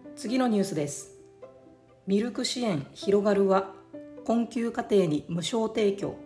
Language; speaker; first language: Japanese; native; Japanese